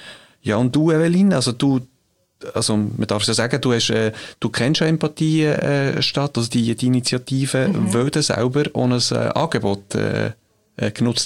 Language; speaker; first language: German; native; German